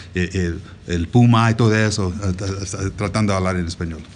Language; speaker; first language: Spanish; non-native, learner; English